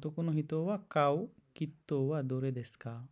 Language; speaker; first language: Japanese; non-native, fluent; Bangla